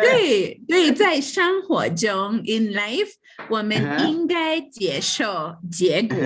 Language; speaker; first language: Chinese; non-native, fluent; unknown